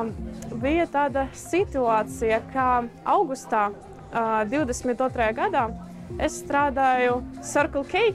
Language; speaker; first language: Latvian; early bilingual, other home language; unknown